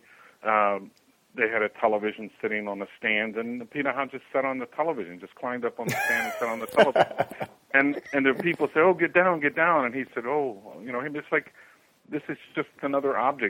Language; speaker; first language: English; native; English